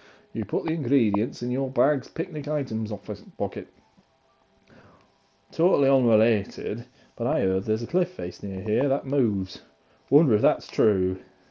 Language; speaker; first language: English; native; English